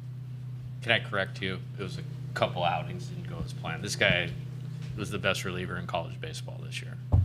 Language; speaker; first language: English; native; English